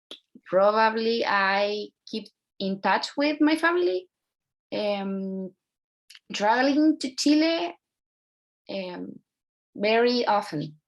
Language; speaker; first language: English; non-native, learner; Spanish